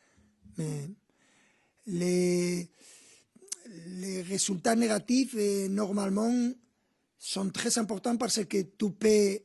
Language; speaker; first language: French; non-native, fluent; Spanish